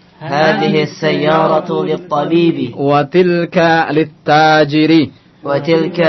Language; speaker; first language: Arabic; non-native, fluent; Indonesian